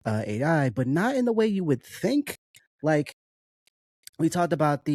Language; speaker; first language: English; native; English